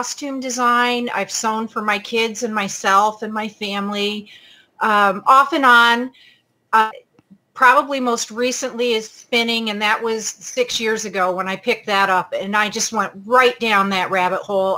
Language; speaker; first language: English; native; English